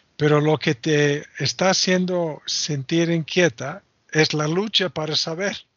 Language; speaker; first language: Spanish; non-native, fluent; English